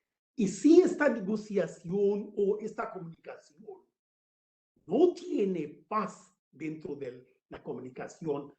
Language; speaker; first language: Spanish; non-native, fluent; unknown